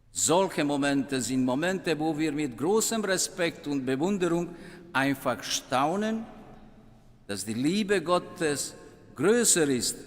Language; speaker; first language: German; non-native, fluent; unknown